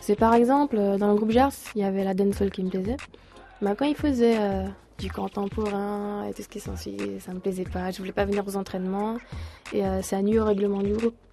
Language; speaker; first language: French; early bilingual, other home language; Portuguese